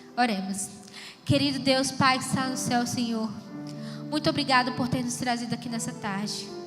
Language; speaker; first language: Portuguese; native; Portuguese